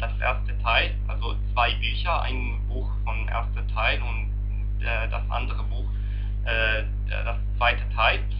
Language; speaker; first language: German; non-native, learner; Arabic